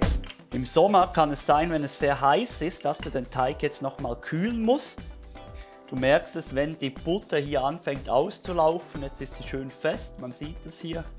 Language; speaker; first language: German; native; German